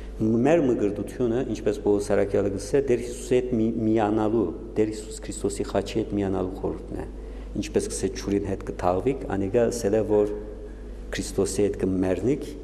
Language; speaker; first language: Armenian; native; Armenian